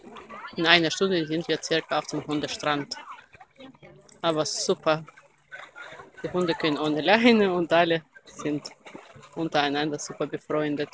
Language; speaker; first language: German; non-native, learner; Russian